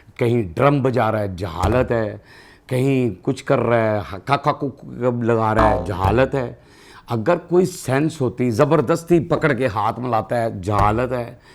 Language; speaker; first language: Urdu; non-native, local second language; Punjabi